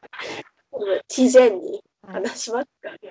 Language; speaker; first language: Japanese; non-native, fluent; Vietnamese